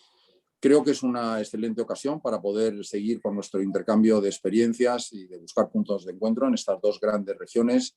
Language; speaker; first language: Spanish; native; Spanish